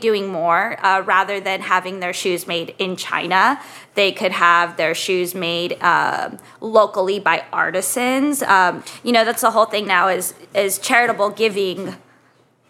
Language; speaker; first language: English; native; English